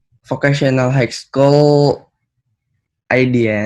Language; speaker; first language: English; non-native, learner; Indonesian